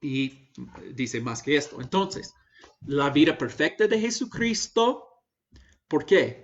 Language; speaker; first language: Spanish; non-native, fluent; English